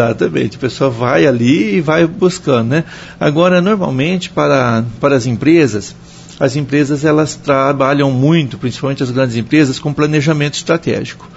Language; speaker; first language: Portuguese; native; Portuguese